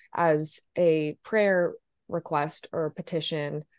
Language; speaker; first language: English; native; English